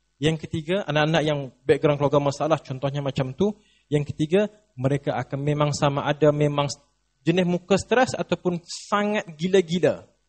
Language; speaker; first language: Malay; native; Malay